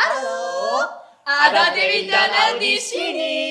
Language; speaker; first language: Indonesian; non-native, learner; Japanese